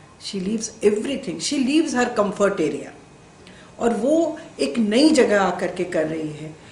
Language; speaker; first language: Hindi; native; Hindi